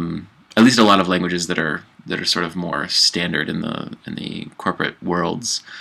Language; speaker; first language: English; native; English